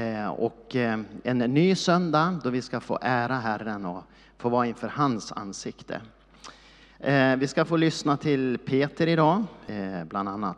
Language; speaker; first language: Swedish; native; Swedish